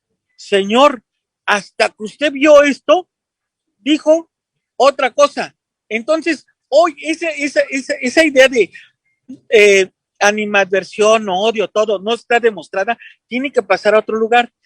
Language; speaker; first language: Spanish; native; Spanish